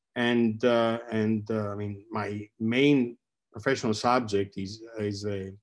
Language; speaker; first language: English; non-native, fluent; Italian